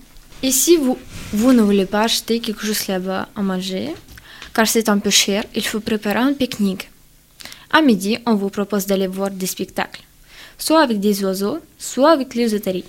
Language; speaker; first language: French; non-native, learner; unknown